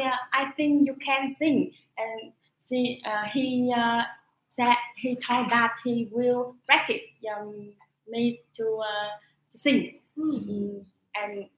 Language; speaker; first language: English; non-native, learner; Vietnamese